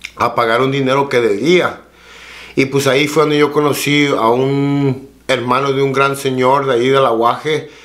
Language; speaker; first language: Spanish; early bilingual, heritage; Spanish